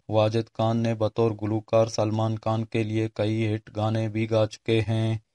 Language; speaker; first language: Urdu; non-native, local second language; Baluchi